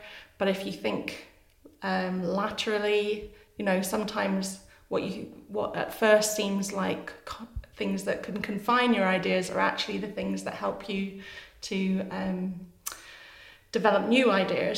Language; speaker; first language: English; native; English